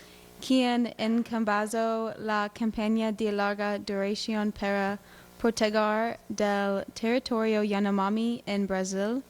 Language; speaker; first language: Spanish; non-native, learner; English